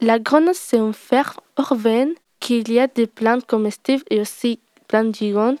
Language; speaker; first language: French; non-native, learner; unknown